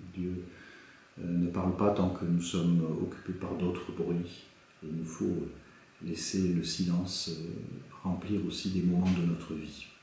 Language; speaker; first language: French; native; French